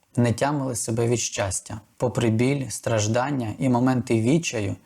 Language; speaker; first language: Ukrainian; native; Ukrainian